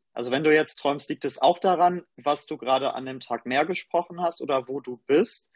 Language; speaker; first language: German; native; German